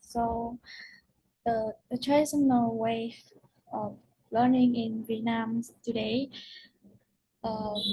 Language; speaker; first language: English; non-native, learner; Vietnamese